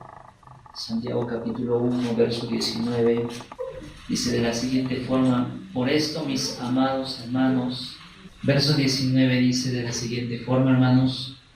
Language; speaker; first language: Spanish; native; Spanish